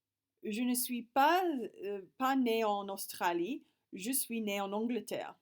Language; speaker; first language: French; non-native, fluent; English